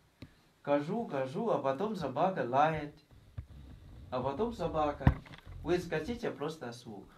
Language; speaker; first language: Russian; non-native, learner; Thai